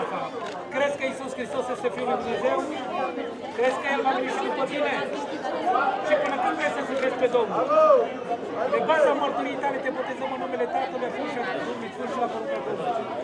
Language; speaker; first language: Romanian; native; Romanian